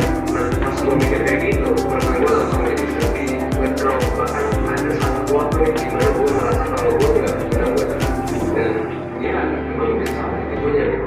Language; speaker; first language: Indonesian; native; Indonesian